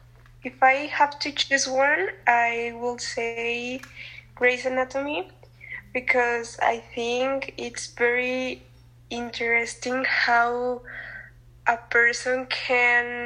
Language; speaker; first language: English; non-native, learner; Spanish